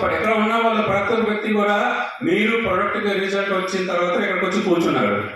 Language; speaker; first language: Telugu; non-native, local second language; Odia